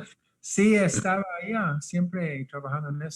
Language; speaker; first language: Spanish; early bilingual, heritage; English